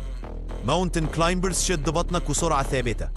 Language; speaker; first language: Arabic; native; Arabic